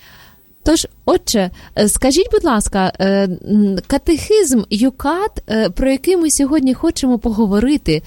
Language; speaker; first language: Ukrainian; native; Ukrainian